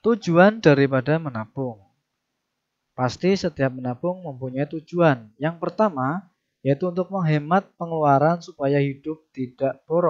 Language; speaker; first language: Indonesian; native; Indonesian